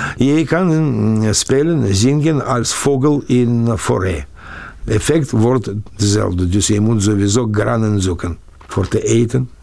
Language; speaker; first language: Dutch; non-native, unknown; Russian